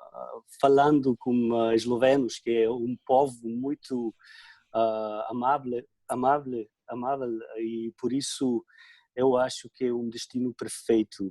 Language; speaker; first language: Portuguese; non-native, fluent; Slovenian